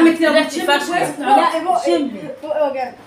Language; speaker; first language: Arabic; native; Arabic